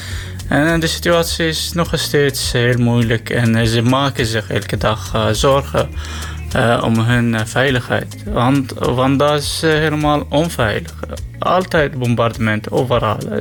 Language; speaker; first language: Dutch; non-native, learner; Arabic